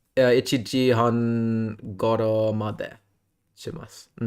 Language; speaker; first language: Japanese; non-native, learner; English